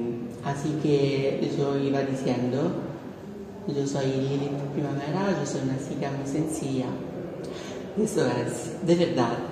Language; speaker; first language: Spanish; non-native, fluent; Italian